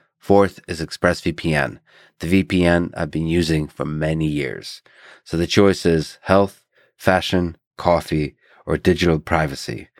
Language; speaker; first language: English; early bilingual, other home language; Russian